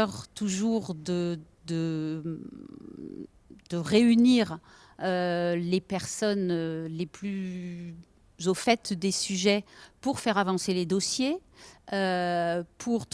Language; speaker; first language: French; native; French